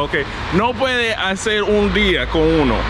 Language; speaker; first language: Spanish; non-native, learner; English